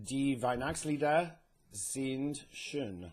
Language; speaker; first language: German; non-native, learner; English